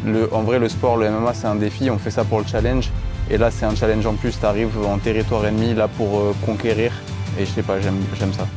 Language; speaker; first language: French; native; French